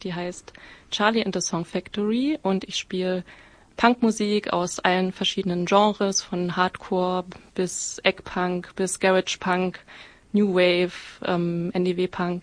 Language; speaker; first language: German; native; German